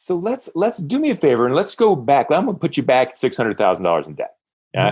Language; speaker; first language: English; native; English